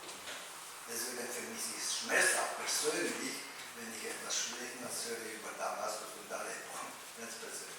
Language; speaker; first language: German; non-native, fluent; Romanian